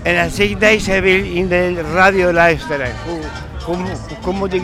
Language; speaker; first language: Dutch; non-native, learner; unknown